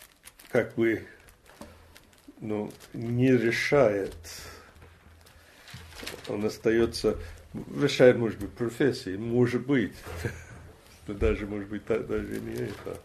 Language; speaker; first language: Russian; non-native, fluent; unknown